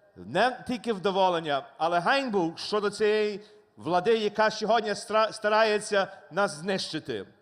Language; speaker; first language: Ukrainian; native; Ukrainian